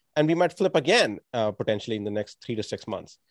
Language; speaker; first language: English; non-native, local second language; Tamil